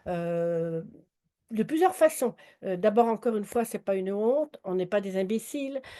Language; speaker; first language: French; native; French